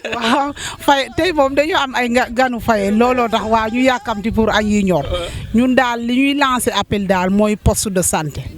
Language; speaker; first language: Wolof; non-native, local second language; Serer